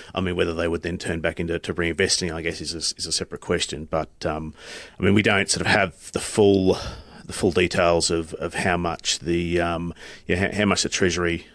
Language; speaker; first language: English; native; English